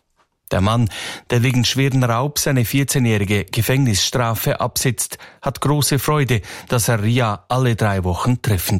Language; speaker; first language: German; native; German